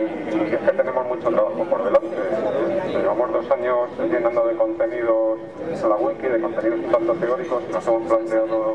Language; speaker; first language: Spanish; native; Spanish